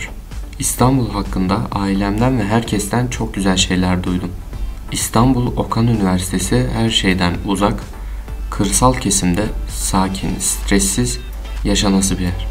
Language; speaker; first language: Turkish; non-native, learner; French